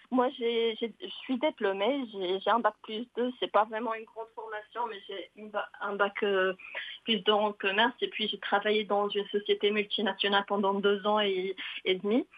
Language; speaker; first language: French; non-native, local second language; Arabic